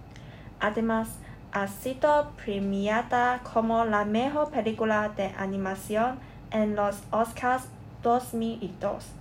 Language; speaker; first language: Spanish; non-native, learner; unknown